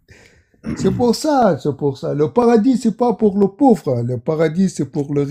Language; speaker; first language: French; non-native, learner; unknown